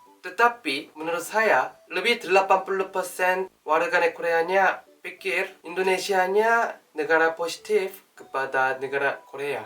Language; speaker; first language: Indonesian; non-native, learner; Korean